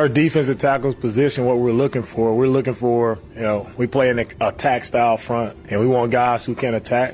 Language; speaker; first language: English; native; English